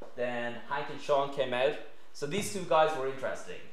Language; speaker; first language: English; native; English